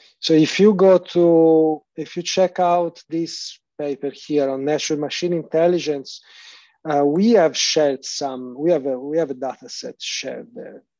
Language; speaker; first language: English; non-native, fluent; Italian